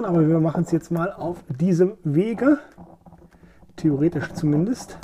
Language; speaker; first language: German; native; German